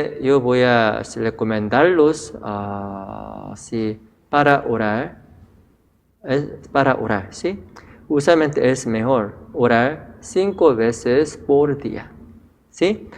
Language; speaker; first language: Spanish; non-native, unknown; Korean